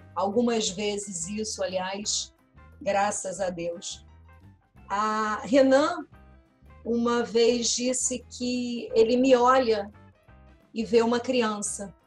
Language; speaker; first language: Portuguese; native; Portuguese